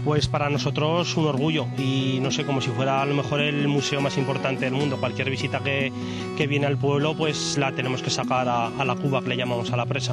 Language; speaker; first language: Spanish; native; Spanish